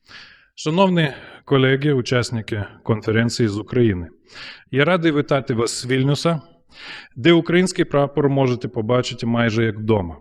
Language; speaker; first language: Ukrainian; non-native, fluent; Lithuanian